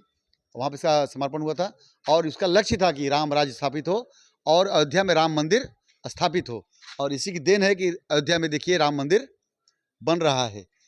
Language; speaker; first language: Hindi; native; Hindi